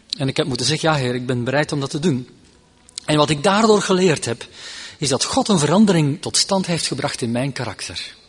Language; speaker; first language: Dutch; native; Dutch